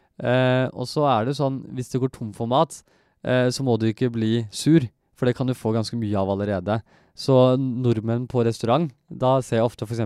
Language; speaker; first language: Norwegian; early bilingual, other home language; Turkish